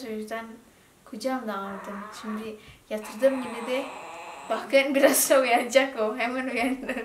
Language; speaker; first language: Turkish; non-native, learner; Indonesian